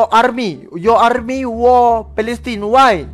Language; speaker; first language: English; non-native, learner; Malay